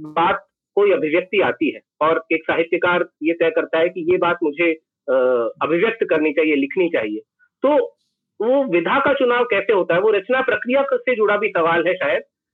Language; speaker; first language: Hindi; native; Hindi